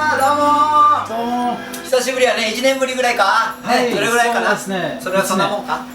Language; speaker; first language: Japanese; native; Japanese